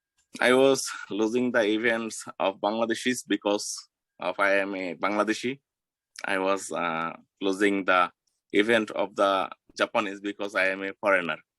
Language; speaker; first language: English; non-native, learner; Bangla